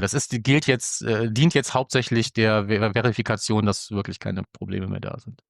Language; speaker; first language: German; native; German